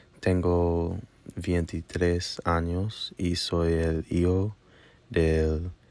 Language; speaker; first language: Spanish; non-native, learner; English